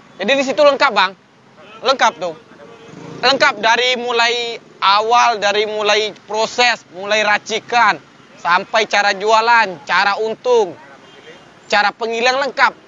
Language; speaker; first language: Indonesian; non-native, local second language; Minangkabau